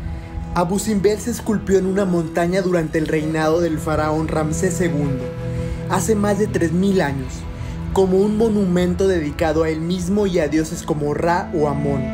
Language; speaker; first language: Spanish; native; Spanish